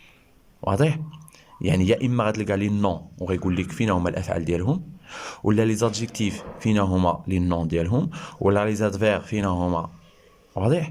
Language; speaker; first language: Arabic; native; Arabic